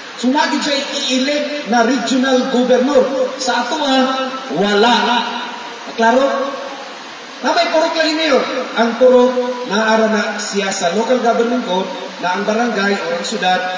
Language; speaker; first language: Cebuano; native; Cebuano